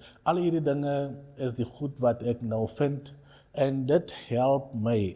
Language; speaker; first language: Afrikaans; non-native, local second language; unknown